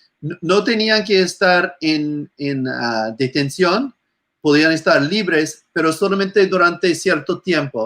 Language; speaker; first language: Spanish; non-native, fluent; English